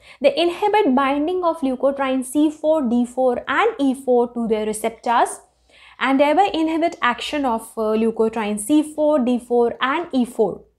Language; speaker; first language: English; non-native, local second language; Hindi